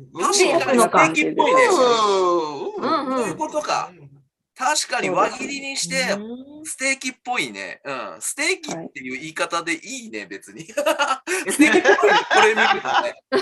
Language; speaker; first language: Japanese; native; Japanese